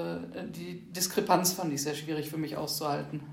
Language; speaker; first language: German; native; German